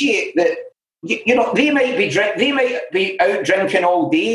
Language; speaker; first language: English; native; English